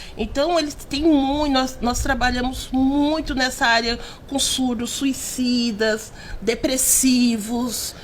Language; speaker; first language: Portuguese; native; Portuguese